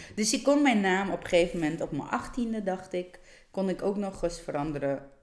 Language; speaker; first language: Dutch; non-native, fluent; Russian